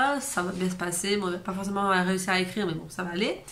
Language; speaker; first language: French; native; French